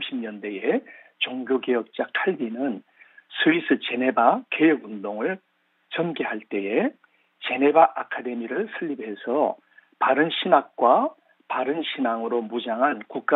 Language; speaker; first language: Korean; native; Korean